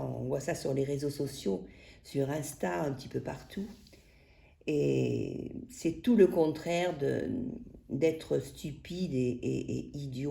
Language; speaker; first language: French; native; French